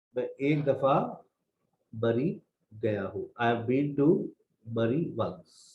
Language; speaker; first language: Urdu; native; Urdu